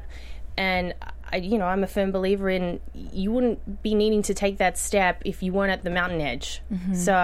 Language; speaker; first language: English; native; English